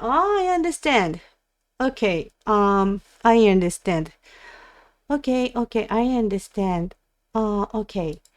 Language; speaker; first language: English; non-native, learner; Japanese